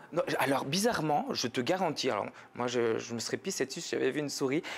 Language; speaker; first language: French; native; French